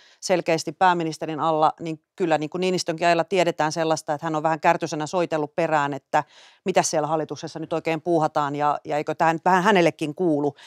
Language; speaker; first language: Finnish; native; Finnish